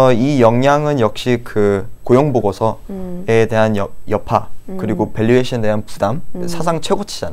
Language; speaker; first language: Korean; native; Korean